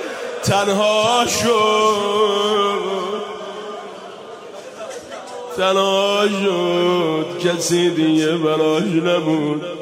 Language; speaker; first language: Persian; native; Persian